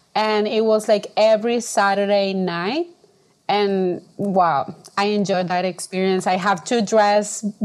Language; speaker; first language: English; non-native, fluent; Spanish